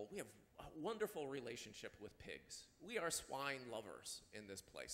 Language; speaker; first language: English; native; English